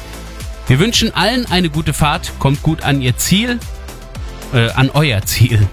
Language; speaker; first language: German; native; German